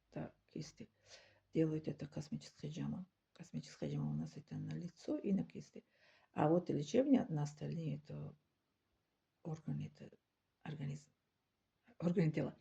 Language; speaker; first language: Russian; non-native, learner; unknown